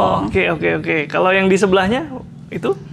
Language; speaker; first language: Indonesian; native; Indonesian